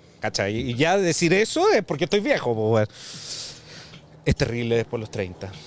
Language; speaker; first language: Spanish; native; Spanish